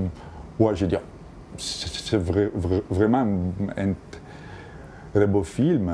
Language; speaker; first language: French; non-native, fluent; Italian